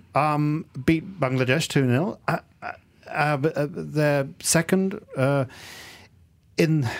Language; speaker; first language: English; native; English